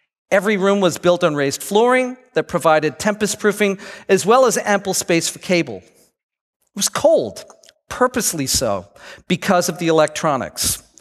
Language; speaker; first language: English; native; English